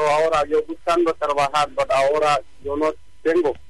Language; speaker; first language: Spanish; non-native, learner; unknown